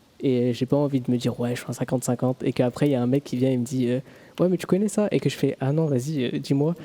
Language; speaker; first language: French; early bilingual, other home language; Tamil